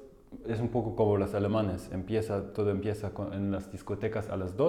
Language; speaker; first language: Spanish; non-native, fluent; German